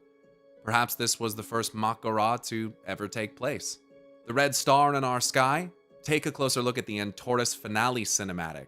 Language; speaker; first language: English; native; English